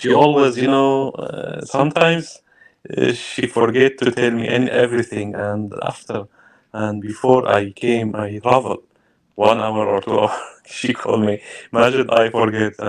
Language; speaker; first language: English; non-native, learner; Arabic